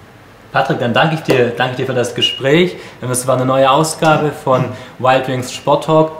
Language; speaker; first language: German; native; German